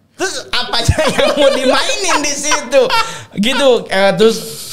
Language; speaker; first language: Indonesian; native; Indonesian